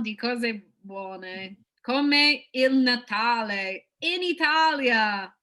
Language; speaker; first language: Italian; non-native, fluent; English